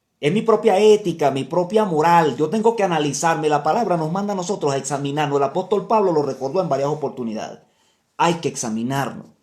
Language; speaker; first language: Spanish; native; Spanish